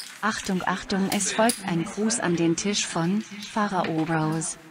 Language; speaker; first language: German; native; German